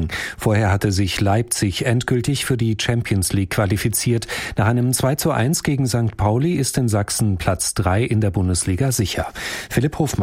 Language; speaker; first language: German; native; German